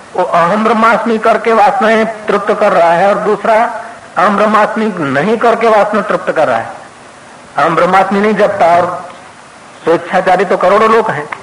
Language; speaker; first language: Hindi; non-native, local second language; Sindhi